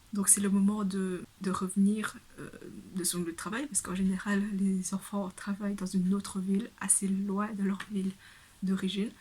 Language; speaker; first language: French; early bilingual, other home language; Vietnamese